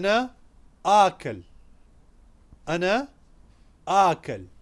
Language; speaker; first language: Arabic; non-native, fluent; Urdu